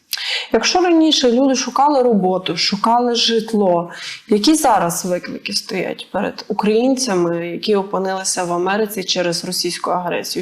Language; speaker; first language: Ukrainian; native; Ukrainian